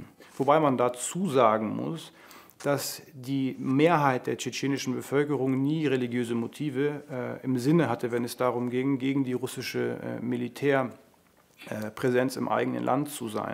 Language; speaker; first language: German; native; German